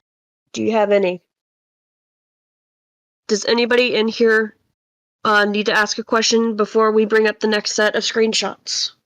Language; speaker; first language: English; native; English